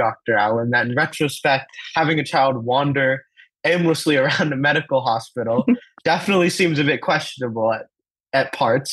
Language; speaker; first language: English; early bilingual, other home language; Telugu